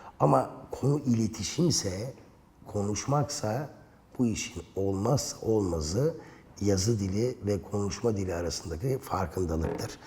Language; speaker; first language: Turkish; native; Turkish